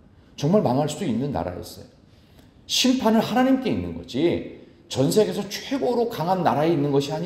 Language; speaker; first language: Korean; native; Korean